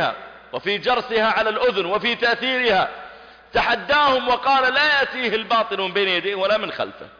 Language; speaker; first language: Arabic; native; Arabic